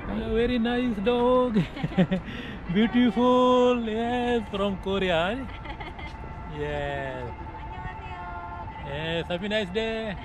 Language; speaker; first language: English; non-native, learner; Urdu